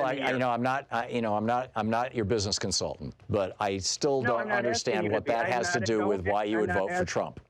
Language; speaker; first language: English; native; English